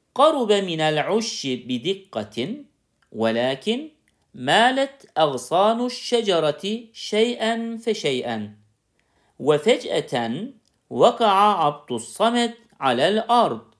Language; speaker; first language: Arabic; non-native, fluent; Turkish